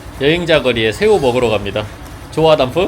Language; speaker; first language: Korean; native; Korean